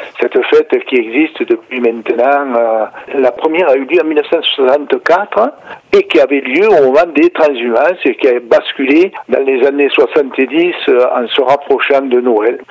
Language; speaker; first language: French; native; French